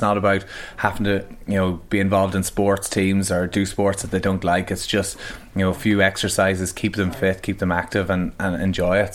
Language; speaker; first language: English; native; English